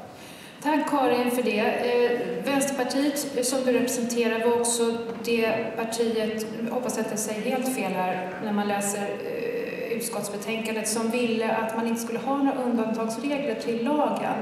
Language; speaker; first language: Swedish; native; Swedish